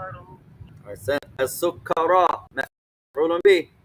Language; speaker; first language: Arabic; non-native, fluent; English